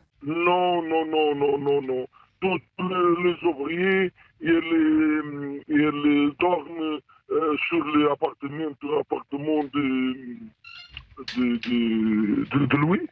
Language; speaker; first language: French; non-native, learner; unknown